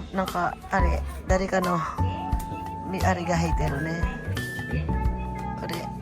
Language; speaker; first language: Japanese; non-native, fluent; Filipino